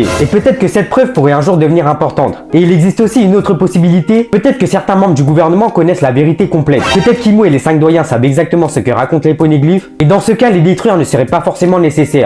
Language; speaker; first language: French; native; French